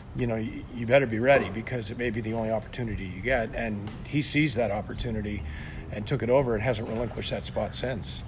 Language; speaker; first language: English; native; English